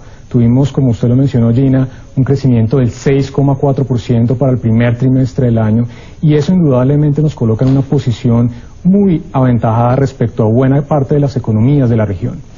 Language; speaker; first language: Spanish; native; Spanish